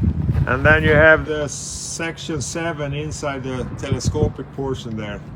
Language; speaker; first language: English; non-native, fluent; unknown